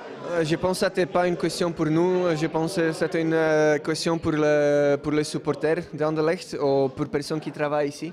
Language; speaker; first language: French; non-native, learner; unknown